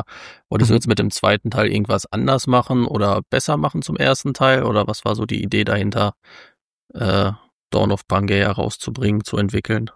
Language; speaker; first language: German; native; German